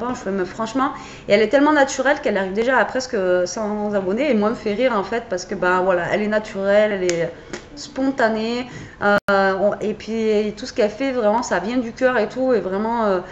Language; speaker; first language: French; native; French